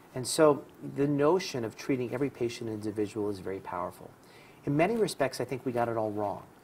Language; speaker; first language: English; native; English